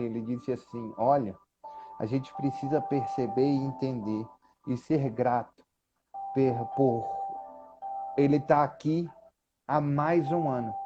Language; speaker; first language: Portuguese; native; Portuguese